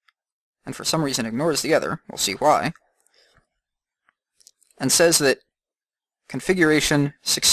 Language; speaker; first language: English; native; English